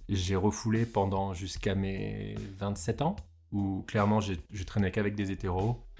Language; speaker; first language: French; native; French